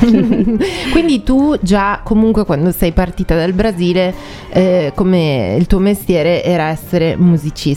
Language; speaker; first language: Italian; native; Italian